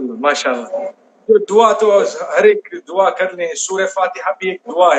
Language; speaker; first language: Hindi; non-native, fluent; English